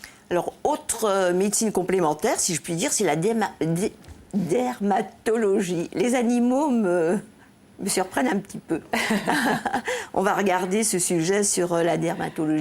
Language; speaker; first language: French; native; French